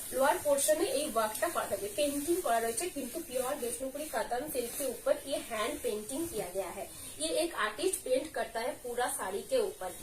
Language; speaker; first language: Hindi; non-native, local second language; Bangla